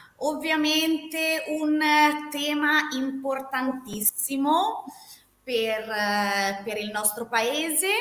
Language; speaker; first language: Italian; native; Italian